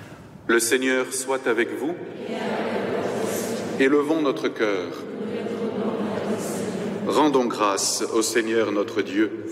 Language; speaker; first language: French; native; French